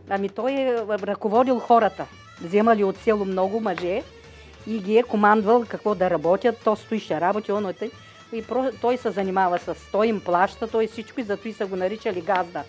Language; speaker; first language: Bulgarian; native; Bulgarian